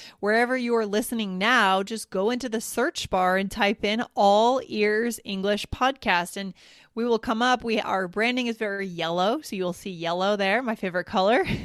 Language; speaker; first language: English; native; English